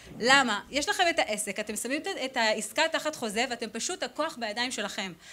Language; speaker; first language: Hebrew; native; Hebrew